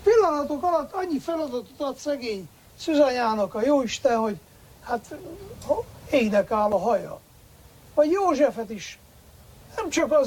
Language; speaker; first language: Hungarian; native; Hungarian